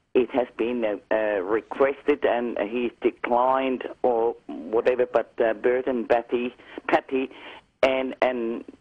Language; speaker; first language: English; non-native, fluent; Finnish